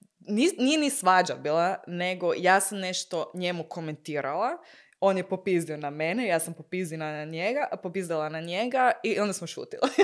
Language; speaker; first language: Croatian; early bilingual, heritage; Croatian